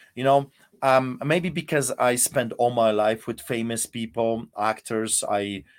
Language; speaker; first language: English; non-native, fluent; Polish